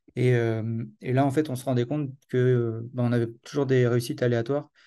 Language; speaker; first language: French; native; French